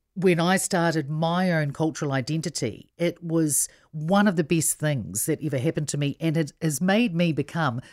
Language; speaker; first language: English; non-native, local second language; Samoan